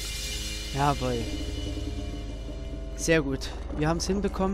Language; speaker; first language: German; native; German